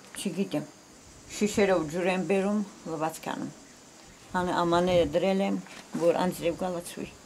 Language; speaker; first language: Armenian; native; Armenian